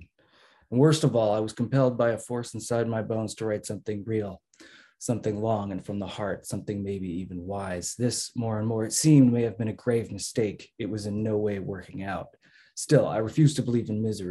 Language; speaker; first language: English; native; English